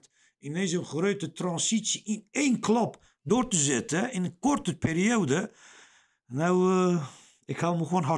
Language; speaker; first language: Dutch; non-native, learner; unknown